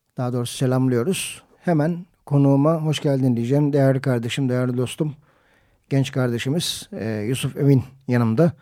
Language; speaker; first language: Turkish; native; Turkish